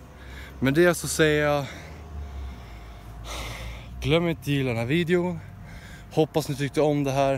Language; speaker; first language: Swedish; native; Swedish